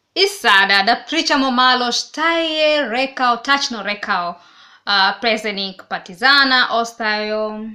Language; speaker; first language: Serbian; non-native, learner; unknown